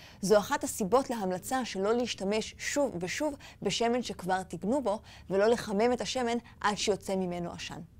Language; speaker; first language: Hebrew; native; Hebrew